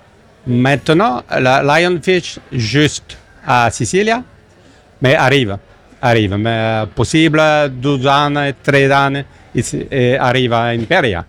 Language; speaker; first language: Italian; non-native, learner; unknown